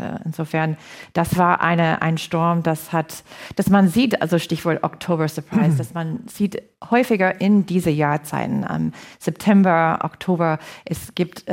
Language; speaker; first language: German; non-native, fluent; English